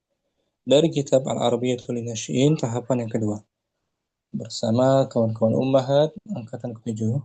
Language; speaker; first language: Indonesian; native; Indonesian